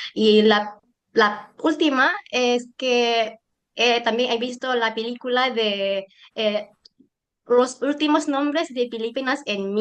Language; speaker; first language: Spanish; non-native, learner; Indonesian